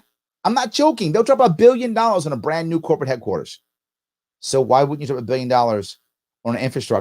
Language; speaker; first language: English; native; English